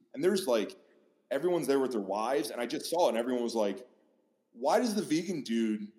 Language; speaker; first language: English; native; English